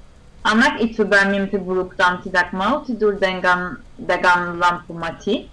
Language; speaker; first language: Indonesian; non-native, learner; Turkish